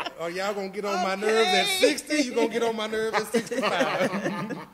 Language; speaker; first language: English; native; English